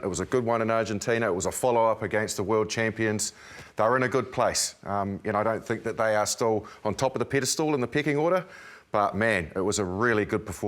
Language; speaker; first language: English; native; English